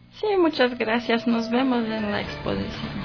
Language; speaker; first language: Spanish; non-native, learner; Polish